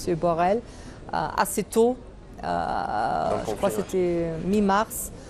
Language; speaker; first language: French; non-native, fluent; German